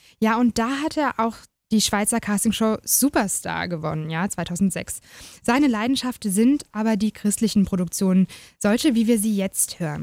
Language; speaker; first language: German; native; German